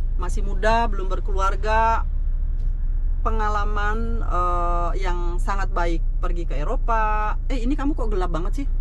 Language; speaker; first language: Indonesian; native; Indonesian